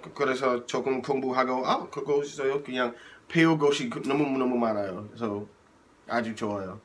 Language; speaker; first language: Korean; non-native, fluent; English